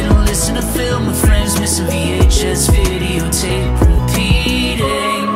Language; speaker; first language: English; native; English